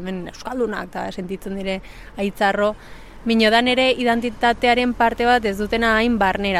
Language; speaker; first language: Basque; early bilingual, other home language; Spanish